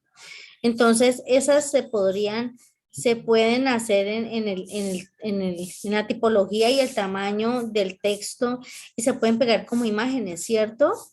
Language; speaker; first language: Spanish; native; Spanish